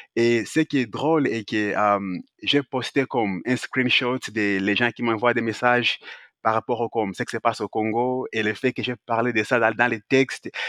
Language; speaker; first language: French; non-native, local second language; Swahili